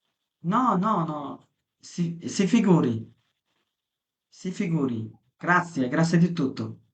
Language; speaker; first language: Italian; non-native, fluent; Bangla